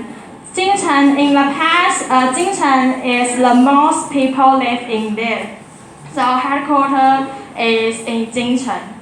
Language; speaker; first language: English; non-native, learner; Chinese